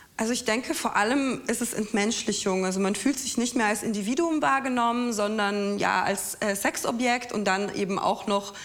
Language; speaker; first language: German; non-native, fluent; Russian